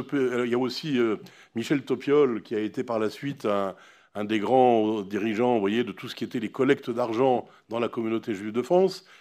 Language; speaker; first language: French; native; French